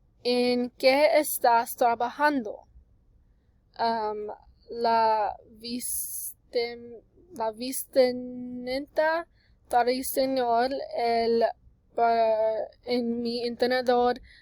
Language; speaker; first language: Spanish; non-native, learner; English